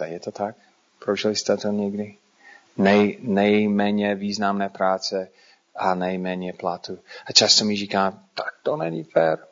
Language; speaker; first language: Czech; non-native, fluent; English